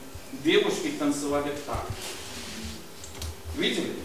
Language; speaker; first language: Russian; non-native, learner; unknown